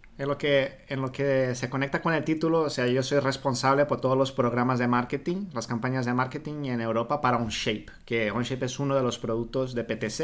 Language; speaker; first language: Spanish; non-native, fluent; Portuguese